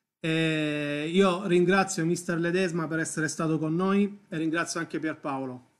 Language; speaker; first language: Italian; native; Italian